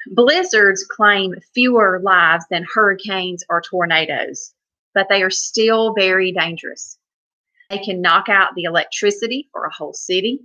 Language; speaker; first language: English; native; English